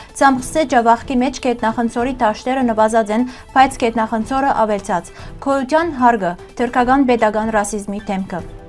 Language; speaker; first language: Armenian; early bilingual, heritage; Armenian